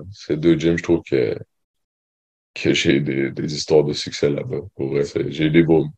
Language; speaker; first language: French; native; French